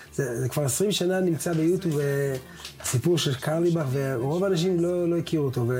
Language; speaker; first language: Hebrew; native; Hebrew